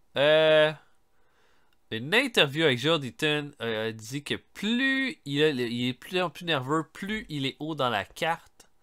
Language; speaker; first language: French; native; French